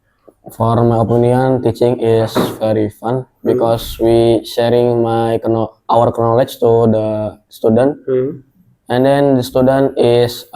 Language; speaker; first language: English; non-native, learner; Indonesian